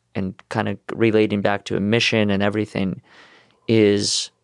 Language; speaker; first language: English; non-native, fluent; Russian